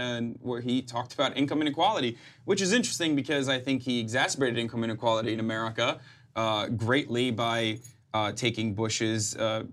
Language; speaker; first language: English; non-native, fluent; Turkish